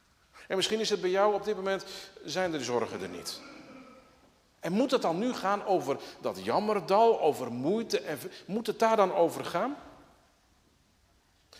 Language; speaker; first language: Dutch; native; Dutch